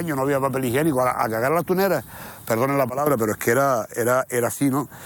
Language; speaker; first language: Spanish; native; Spanish